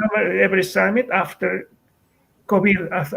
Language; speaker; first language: English; non-native, fluent; Spanish